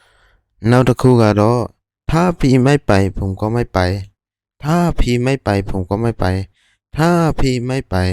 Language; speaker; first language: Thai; non-native, fluent; Burmese